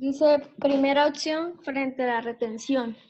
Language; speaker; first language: Spanish; native; Spanish